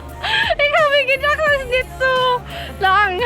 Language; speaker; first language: German; non-native, learner; Filipino